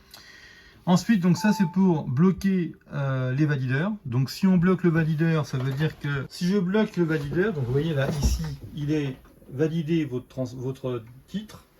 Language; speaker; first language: French; native; French